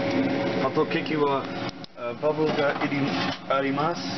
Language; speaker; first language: Japanese; non-native, learner; English